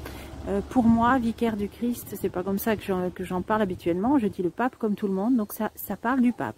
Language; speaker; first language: French; native; French